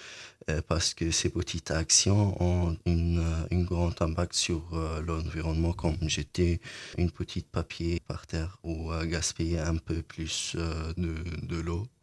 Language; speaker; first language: French; non-native, learner; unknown